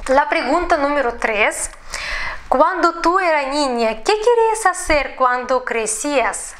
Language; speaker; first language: Spanish; non-native, fluent; Russian